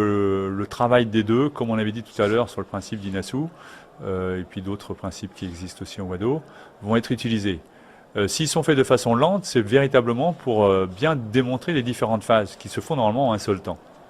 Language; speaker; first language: French; native; French